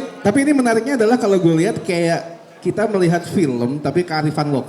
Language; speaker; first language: Indonesian; native; Indonesian